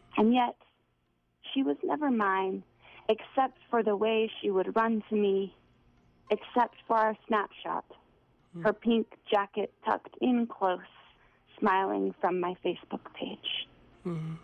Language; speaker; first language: English; native; English